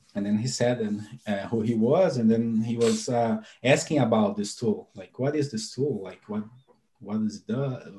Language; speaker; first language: English; non-native, fluent; Portuguese